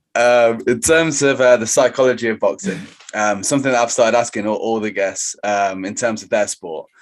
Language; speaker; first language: English; native; English